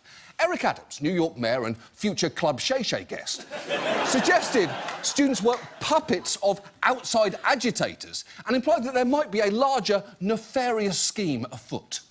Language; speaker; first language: English; native; English